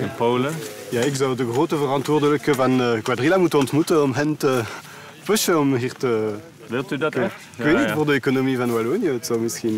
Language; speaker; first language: Dutch; non-native, local second language; French